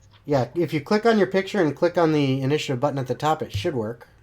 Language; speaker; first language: English; native; English